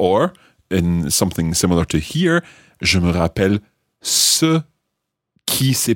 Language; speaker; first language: French; non-native, fluent; English